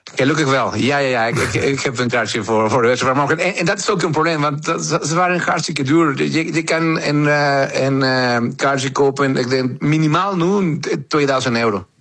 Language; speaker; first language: Dutch; non-native, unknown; Spanish